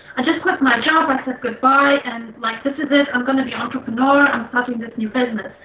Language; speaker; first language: English; non-native, fluent; Polish